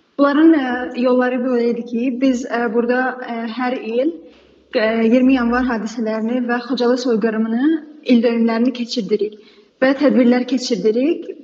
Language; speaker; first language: Azerbaijani; early bilingual, heritage; Azerbaijani